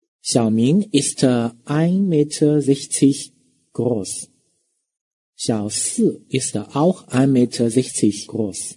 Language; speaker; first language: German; non-native, fluent; Chinese